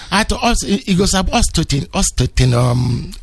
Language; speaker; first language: Hungarian; non-native, fluent; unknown